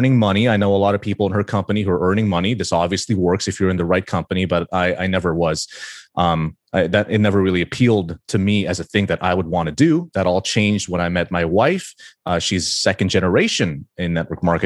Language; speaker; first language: English; non-native, local second language; Filipino